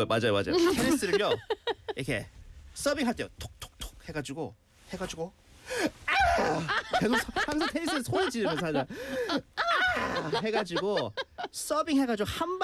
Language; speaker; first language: Korean; early bilingual, heritage; Korean